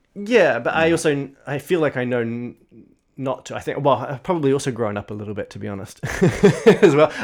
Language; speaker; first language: English; native; English